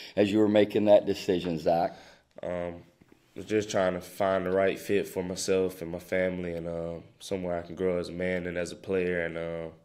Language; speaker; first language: English; native; English